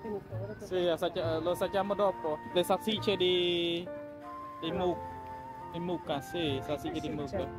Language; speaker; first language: Italian; non-native, fluent; Khmer